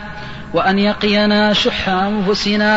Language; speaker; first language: Arabic; native; Arabic